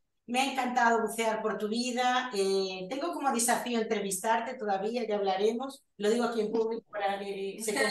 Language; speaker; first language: Spanish; native; Spanish